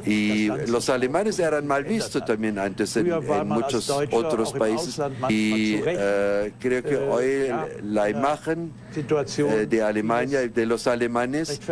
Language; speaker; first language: Spanish; non-native, fluent; German